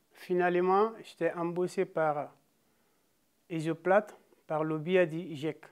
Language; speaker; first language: French; non-native, local second language; Fula